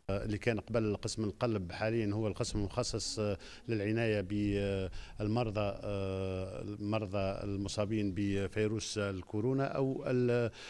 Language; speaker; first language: Arabic; native; Arabic